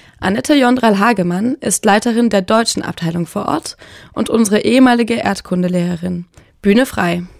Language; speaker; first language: German; early bilingual, heritage; German